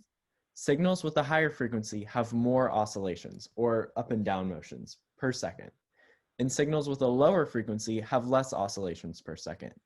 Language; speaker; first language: English; native; English